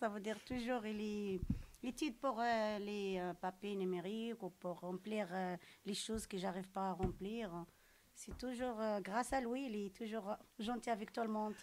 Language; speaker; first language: French; non-native, local second language; Arabic